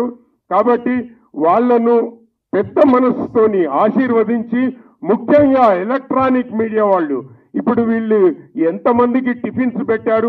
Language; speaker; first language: Telugu; native; Telugu